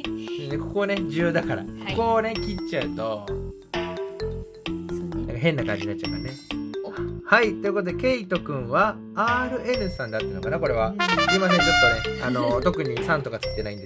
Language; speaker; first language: Japanese; native; Japanese